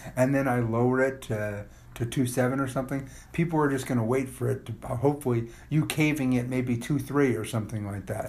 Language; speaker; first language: English; native; English